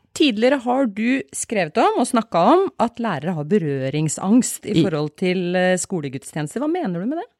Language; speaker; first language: Norwegian; native; Norwegian